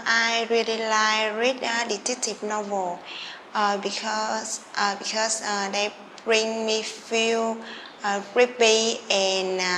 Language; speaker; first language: English; non-native, learner; Vietnamese